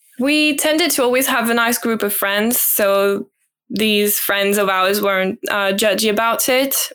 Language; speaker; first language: English; non-native, fluent; French